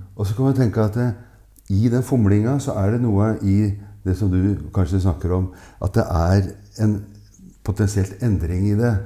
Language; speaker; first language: Norwegian; native; Norwegian